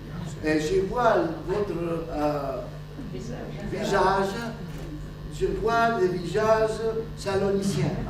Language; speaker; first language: French; non-native, fluent; Greek